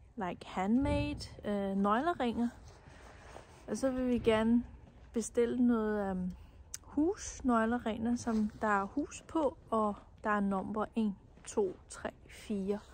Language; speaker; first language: Danish; non-native, learner; Chinese